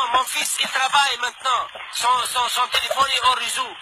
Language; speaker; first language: French; non-native, learner; Arabic